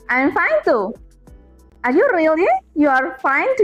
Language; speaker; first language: English; non-native, fluent; Indonesian